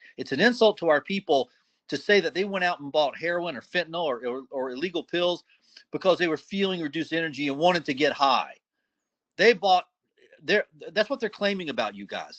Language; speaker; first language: English; native; English